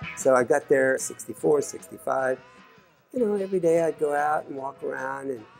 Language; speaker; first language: English; native; English